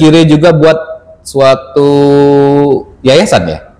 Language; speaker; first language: Indonesian; native; Indonesian